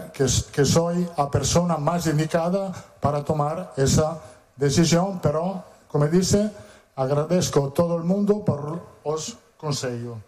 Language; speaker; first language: Portuguese; non-native, fluent; Italian